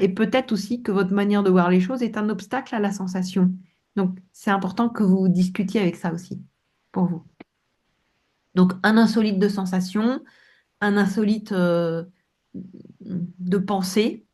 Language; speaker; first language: French; native; French